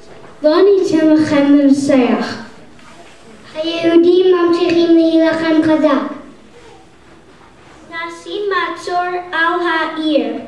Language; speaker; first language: Hebrew; non-native, learner; English